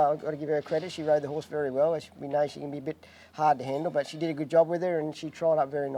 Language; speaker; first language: English; native; English